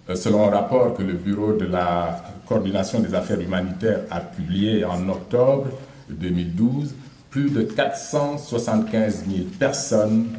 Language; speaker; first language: French; non-native, local second language; Wolof